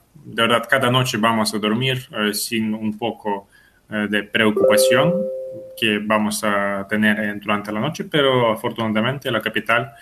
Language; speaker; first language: Spanish; non-native, fluent; Ukrainian